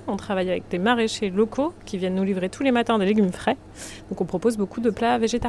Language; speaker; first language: French; native; French